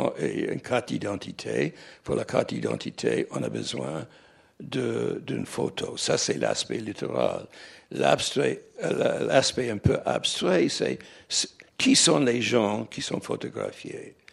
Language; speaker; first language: French; non-native, fluent; English